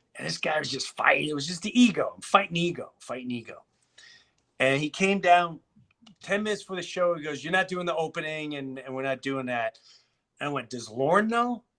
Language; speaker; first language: English; native; English